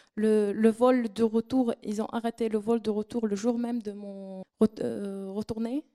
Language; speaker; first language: French; non-native, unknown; Arabic